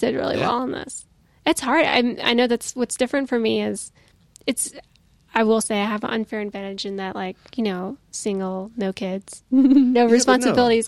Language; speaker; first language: English; native; English